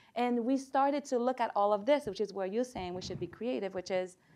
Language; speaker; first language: English; early bilingual, other home language; Haitian Creole